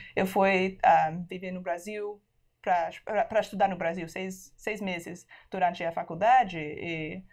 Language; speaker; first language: Portuguese; early bilingual, heritage; Portuguese